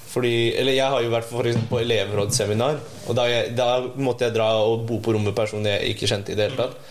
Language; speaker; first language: Norwegian; early bilingual, other home language; Indonesian